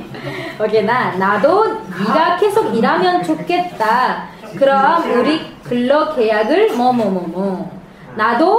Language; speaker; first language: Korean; non-native, fluent; Indonesian